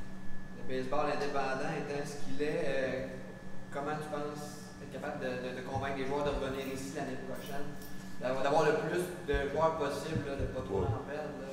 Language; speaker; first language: French; native; French